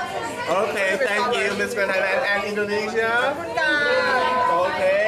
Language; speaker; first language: English; non-native, learner; Thai